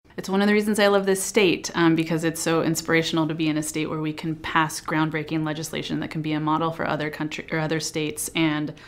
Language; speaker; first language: English; native; English